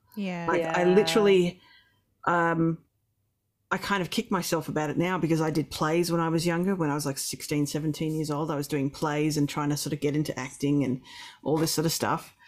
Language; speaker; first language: English; native; English